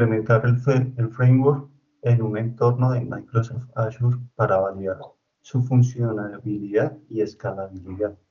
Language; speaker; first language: Spanish; native; Spanish